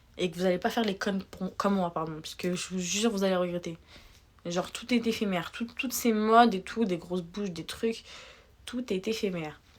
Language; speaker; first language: French; early bilingual, other home language; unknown